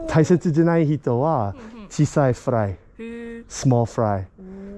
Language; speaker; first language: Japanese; non-native, learner; English